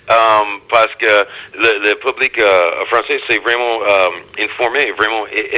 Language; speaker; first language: French; non-native, learner; English